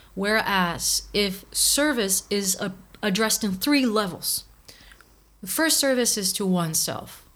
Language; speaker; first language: English; non-native, fluent; Portuguese